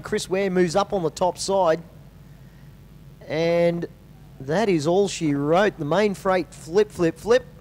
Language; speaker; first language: English; native; English